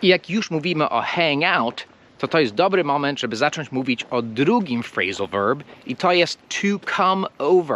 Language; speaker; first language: Polish; non-native, fluent; English